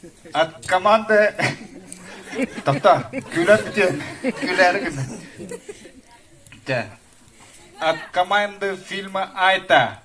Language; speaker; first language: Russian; non-native, local second language; Yakut